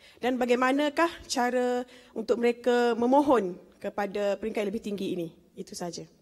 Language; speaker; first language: Malay; native; Malay